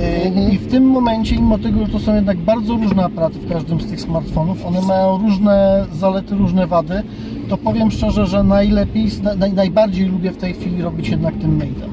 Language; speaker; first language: Polish; native; Polish